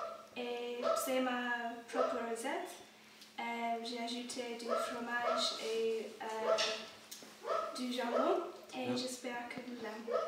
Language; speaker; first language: French; non-native, learner; English